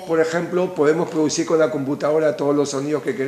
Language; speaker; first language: Spanish; native; Spanish